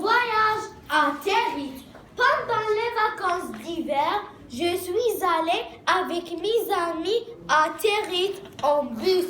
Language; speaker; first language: French; non-native, learner; Arabic